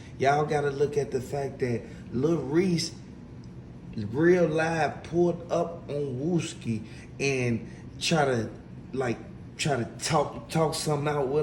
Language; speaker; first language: English; native; English